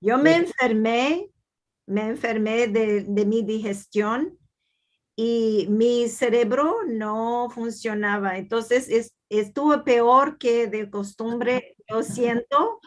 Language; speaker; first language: Spanish; non-native, fluent; Portuguese